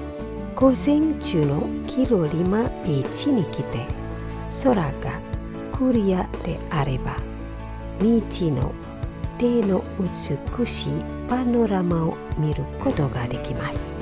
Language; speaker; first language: Japanese; non-native, fluent; Indonesian